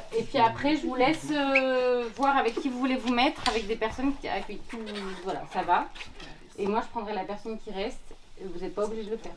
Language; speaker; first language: French; native; French